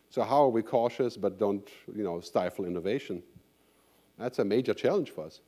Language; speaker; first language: English; non-native, fluent; German